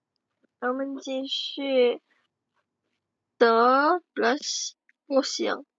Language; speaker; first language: Chinese; non-native, fluent; Indonesian